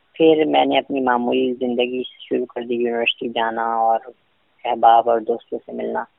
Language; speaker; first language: Urdu; native; Urdu